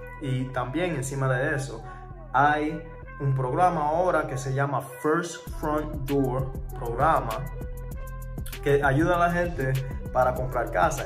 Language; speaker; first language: Spanish; early bilingual, heritage; English